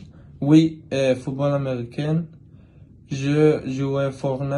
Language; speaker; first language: French; non-native, learner; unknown